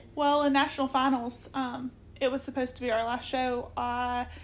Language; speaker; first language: English; native; English